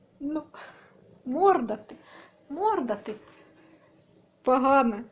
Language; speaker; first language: Ukrainian; native; Ukrainian